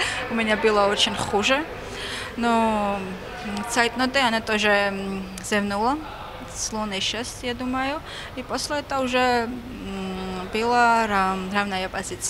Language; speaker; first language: Russian; non-native, learner; Georgian